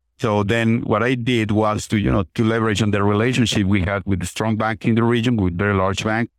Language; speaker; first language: English; non-native, fluent; Spanish